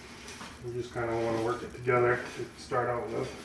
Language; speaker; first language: English; native; English